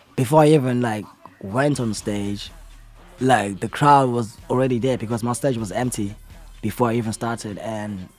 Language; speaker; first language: English; non-native, local second language; Zulu